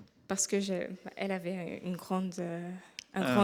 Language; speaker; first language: French; non-native, fluent; Arabic